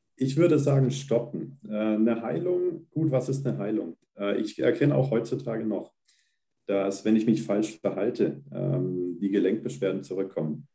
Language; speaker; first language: German; native; German